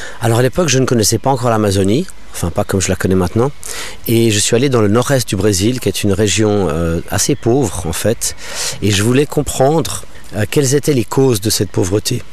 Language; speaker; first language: French; non-native, local second language; English